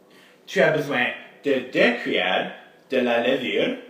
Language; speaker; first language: French; non-native, learner; English